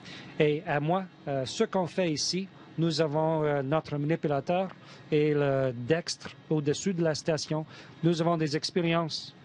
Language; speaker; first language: French; non-native, fluent; English